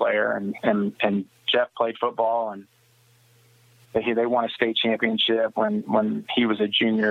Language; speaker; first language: English; native; English